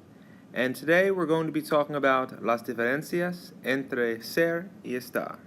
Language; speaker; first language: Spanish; non-native, fluent; English